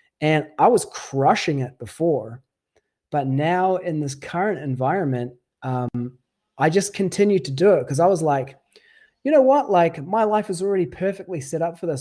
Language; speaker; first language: English; native; English